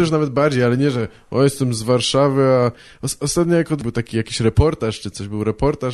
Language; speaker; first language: Polish; native; Polish